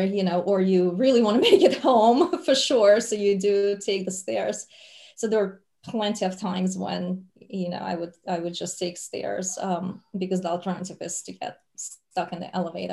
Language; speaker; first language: English; non-native, fluent; Russian